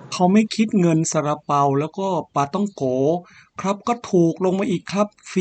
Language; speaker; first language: Thai; native; Thai